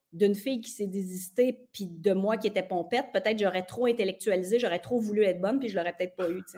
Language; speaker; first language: French; native; French